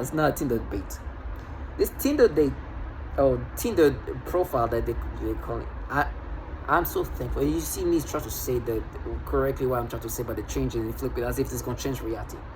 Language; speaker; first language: English; non-native, fluent; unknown